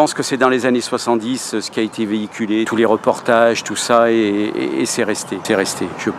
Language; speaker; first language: French; native; French